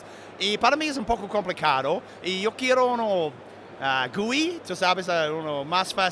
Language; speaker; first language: Spanish; non-native, learner; English